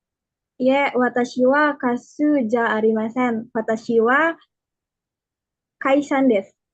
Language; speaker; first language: Japanese; non-native, learner; Indonesian